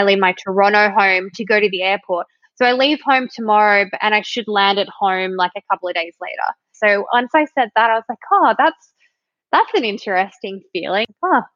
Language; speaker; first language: English; native; English